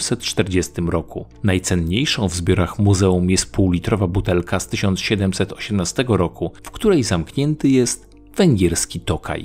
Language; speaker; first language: Polish; native; Polish